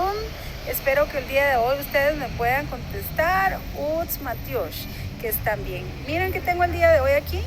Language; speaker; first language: Spanish; native; Spanish